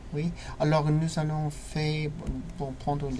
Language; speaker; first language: French; non-native, learner; English